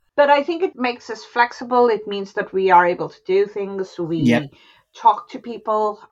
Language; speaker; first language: English; non-native, local second language; Hindi